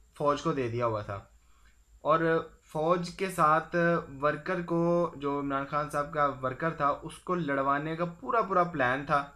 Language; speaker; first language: Urdu; non-native, local second language; Punjabi